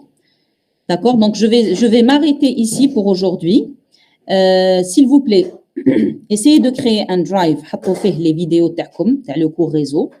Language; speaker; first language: French; non-native, local second language; Arabic